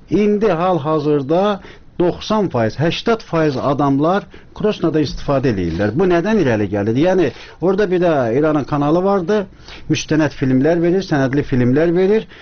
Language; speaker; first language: Azerbaijani; native; Azerbaijani